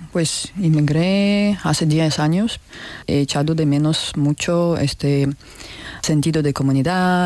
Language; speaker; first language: Spanish; non-native, learner; Russian